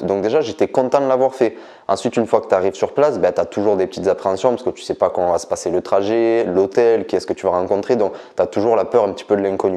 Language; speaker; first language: French; native; French